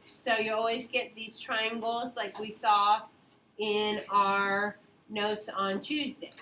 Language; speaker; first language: English; native; English